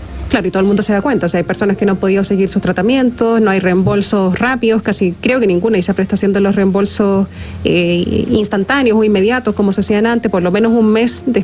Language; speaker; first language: Spanish; native; Spanish